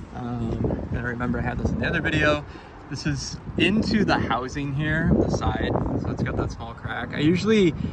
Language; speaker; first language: English; native; English